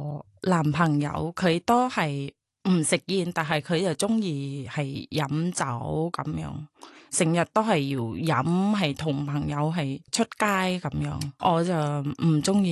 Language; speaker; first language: Cantonese; non-native, learner; Thai